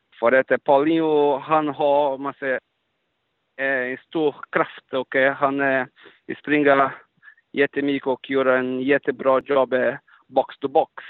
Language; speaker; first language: Swedish; non-native, fluent; Portuguese